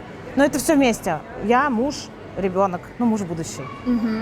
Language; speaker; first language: Russian; native; Russian